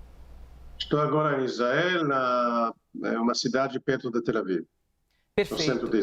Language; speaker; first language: Portuguese; non-native, fluent; Hebrew